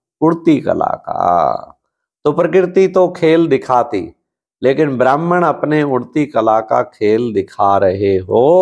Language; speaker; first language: Hindi; native; Hindi